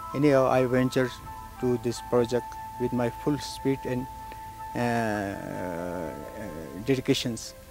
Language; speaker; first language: English; non-native, local second language; Ladakhi